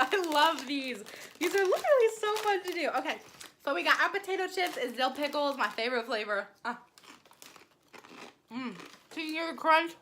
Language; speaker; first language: English; native; English